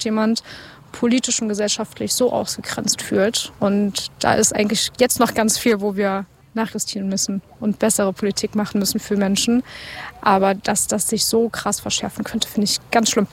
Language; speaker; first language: German; native; German